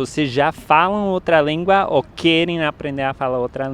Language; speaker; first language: Portuguese; non-native, fluent; English